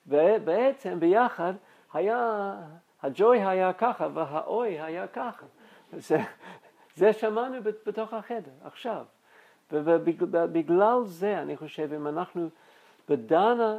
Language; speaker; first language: Hebrew; non-native, fluent; English